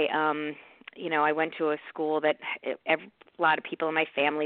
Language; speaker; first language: English; native; English